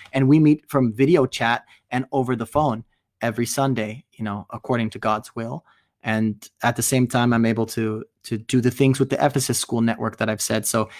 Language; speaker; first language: English; native; English